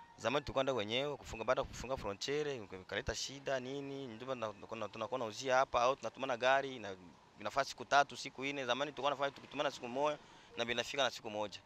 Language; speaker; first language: Swahili; native; Swahili